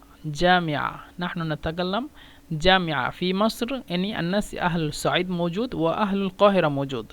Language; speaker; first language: Arabic; non-native, fluent; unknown